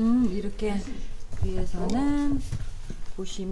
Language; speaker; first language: Korean; non-native, fluent; Uzbek